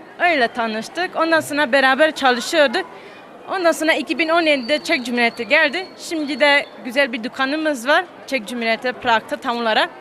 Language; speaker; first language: Turkish; non-native, learner; Czech